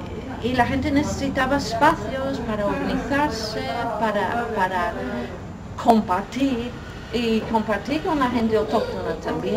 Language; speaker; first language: Spanish; non-native, fluent; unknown